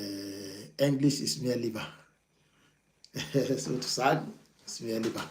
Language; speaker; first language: German; non-native, learner; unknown